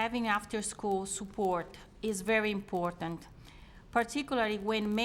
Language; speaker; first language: English; non-native, learner; Italian